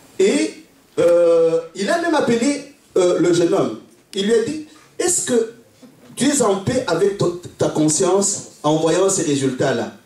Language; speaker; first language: French; non-native, local second language; Luba-Lulua